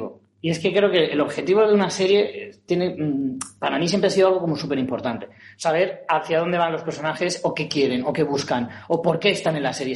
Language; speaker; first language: Spanish; native; Spanish